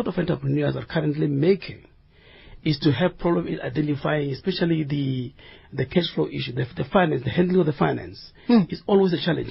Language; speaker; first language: English; non-native, local second language; Northern Sotho